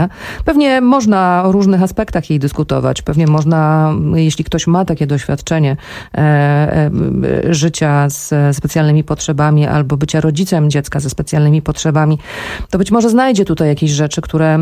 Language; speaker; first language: Polish; native; Polish